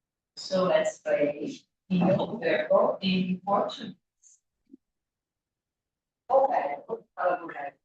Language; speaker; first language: English; non-native, learner; Portuguese